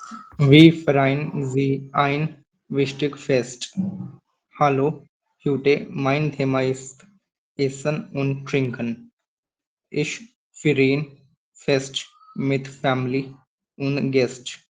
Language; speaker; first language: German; non-native, learner; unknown